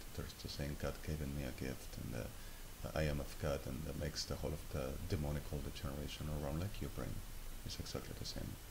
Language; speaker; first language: English; non-native, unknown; Spanish